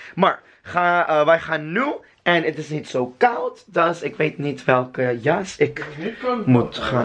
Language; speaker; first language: Dutch; non-native, learner; English